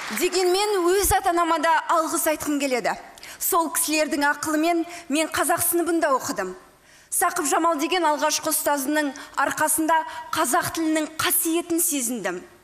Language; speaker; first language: Kazakh; non-native, local second language; Russian